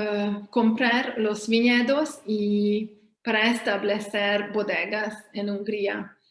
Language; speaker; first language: Spanish; non-native, fluent; Hungarian